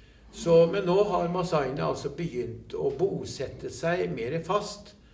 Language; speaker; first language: Norwegian; native; Norwegian